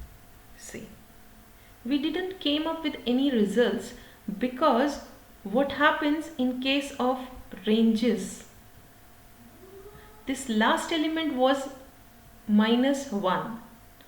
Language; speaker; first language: English; non-native, local second language; Hindi